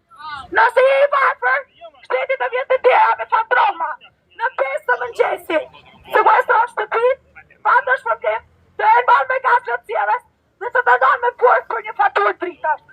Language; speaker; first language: Albanian; native; Albanian